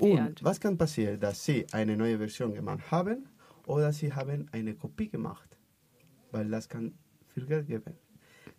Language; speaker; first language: German; non-native, learner; Spanish